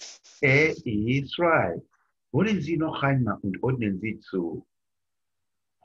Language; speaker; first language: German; non-native, fluent; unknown